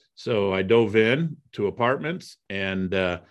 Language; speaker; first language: English; native; English